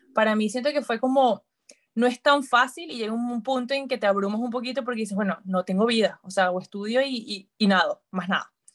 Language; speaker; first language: Spanish; native; Spanish